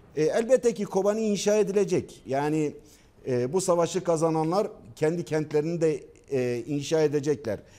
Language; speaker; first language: Turkish; non-native, local second language; Kurdish